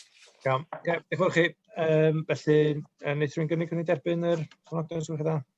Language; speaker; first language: Welsh; native; Welsh